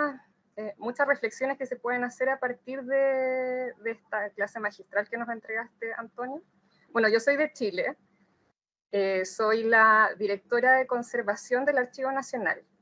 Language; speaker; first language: Spanish; native; Spanish